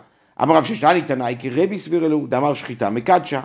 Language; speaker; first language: Hebrew; native; Hebrew